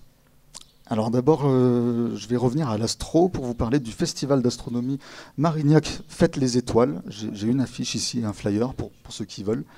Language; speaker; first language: French; native; French